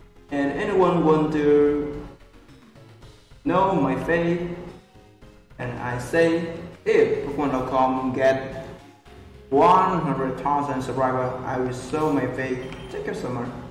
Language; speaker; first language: English; non-native, learner; Vietnamese